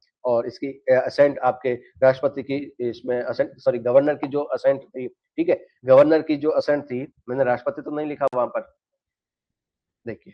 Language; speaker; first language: Hindi; native; Hindi